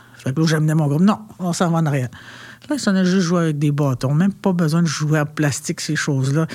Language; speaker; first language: French; non-native, local second language; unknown